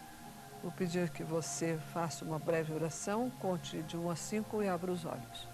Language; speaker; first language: Portuguese; native; Portuguese